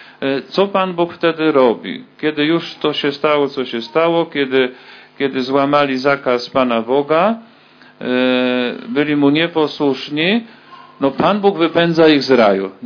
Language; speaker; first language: Polish; native; Polish